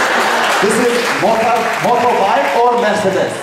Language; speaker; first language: English; non-native, learner; Arabic